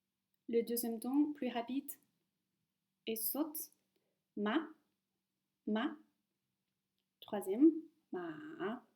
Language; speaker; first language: French; non-native, fluent; Chinese